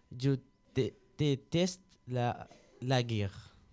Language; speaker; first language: French; non-native, learner; Arabic